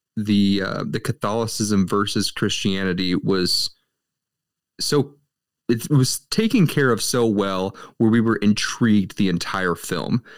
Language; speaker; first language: English; native; English